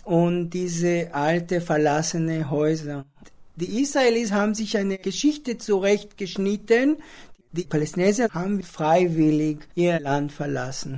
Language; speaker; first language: German; non-native, fluent; Hebrew